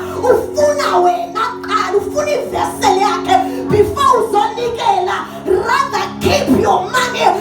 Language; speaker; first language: Zulu; non-native, local second language; Xhosa